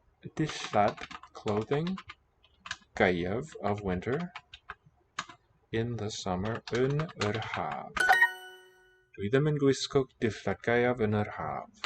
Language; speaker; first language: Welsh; non-native, learner; English